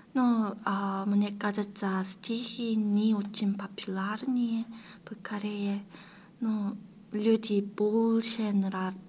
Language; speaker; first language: Russian; non-native, learner; Korean